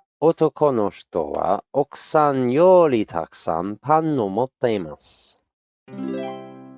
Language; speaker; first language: Japanese; non-native, learner; English